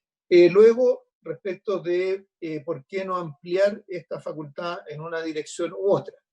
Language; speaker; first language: Spanish; native; Spanish